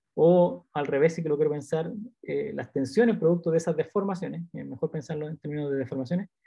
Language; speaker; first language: Spanish; native; Spanish